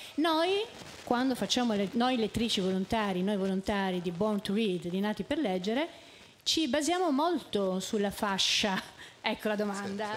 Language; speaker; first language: Italian; native; Italian